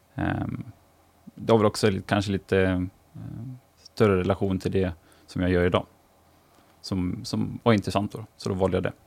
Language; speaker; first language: Swedish; native; Swedish